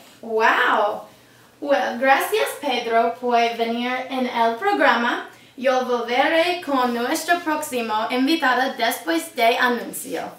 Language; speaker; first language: Spanish; non-native, learner; English